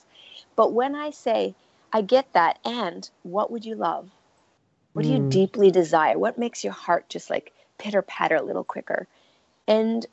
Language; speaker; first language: English; early bilingual, other home language; French